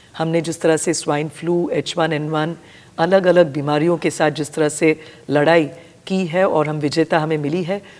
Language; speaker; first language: Hindi; non-native, local second language; Gujarati